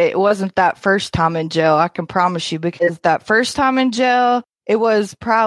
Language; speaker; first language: English; native; English